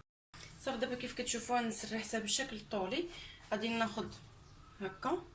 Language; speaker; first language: Arabic; native; Arabic